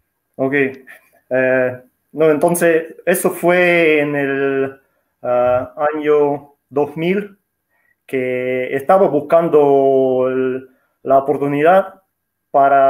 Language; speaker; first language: Spanish; non-native, fluent; Russian